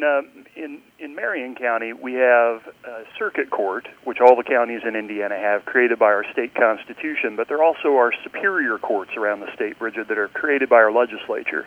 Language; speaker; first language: English; native; English